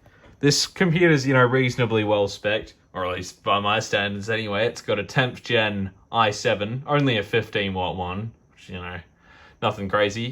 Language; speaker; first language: English; native; English